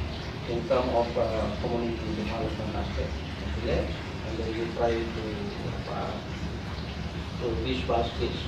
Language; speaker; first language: English; non-native, fluent; Indonesian